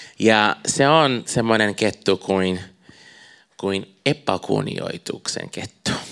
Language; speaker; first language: Finnish; non-native, fluent; Portuguese